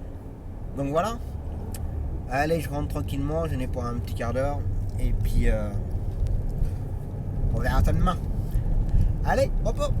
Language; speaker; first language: French; native; French